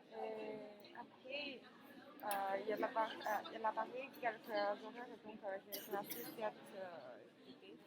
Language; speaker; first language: French; non-native, learner; Chinese